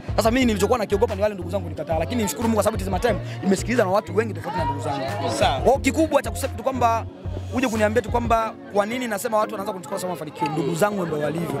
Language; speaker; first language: Swahili; non-native, local second language; Bembe